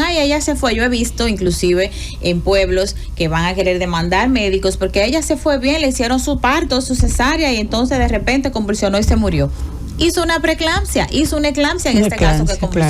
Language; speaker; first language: Spanish; native; Spanish